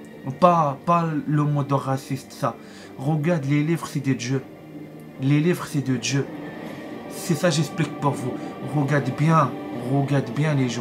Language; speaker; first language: French; non-native, learner; Arabic